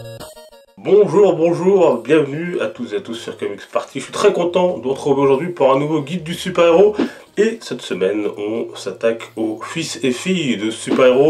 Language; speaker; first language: French; native; French